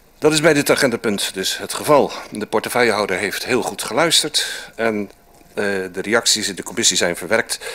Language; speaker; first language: Dutch; native; Dutch